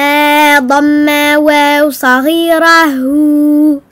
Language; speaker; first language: Arabic; non-native, learner; French